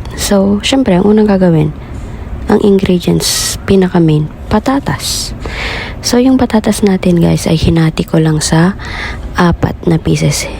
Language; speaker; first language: Filipino; non-native, local second language; Iloko